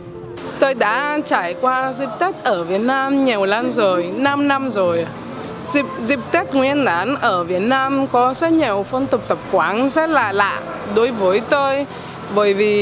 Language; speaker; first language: Vietnamese; non-native, fluent; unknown